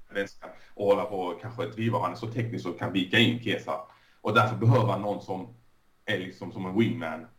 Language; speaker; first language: Swedish; early bilingual, other home language; Persian